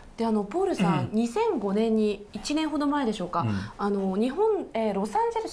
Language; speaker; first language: Japanese; native; Japanese